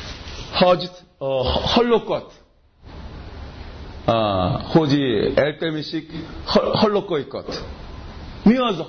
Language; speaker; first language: Hungarian; non-native, learner; Korean